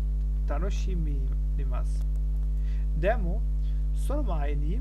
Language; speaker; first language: Italian; non-native, learner; German